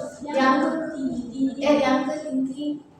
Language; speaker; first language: Chinese; non-native, learner; Indonesian